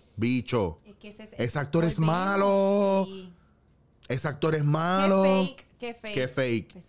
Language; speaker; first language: Spanish; native; Spanish